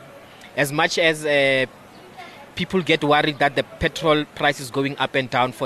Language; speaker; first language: English; non-native, local second language; Northern Sotho